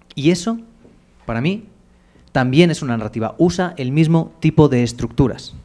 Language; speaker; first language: Spanish; native; Spanish